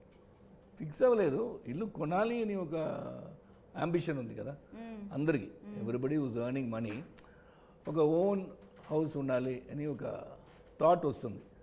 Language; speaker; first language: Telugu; non-native, local second language; Tamil